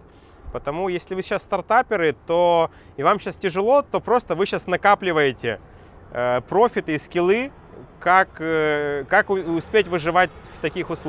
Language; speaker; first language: Russian; native; Russian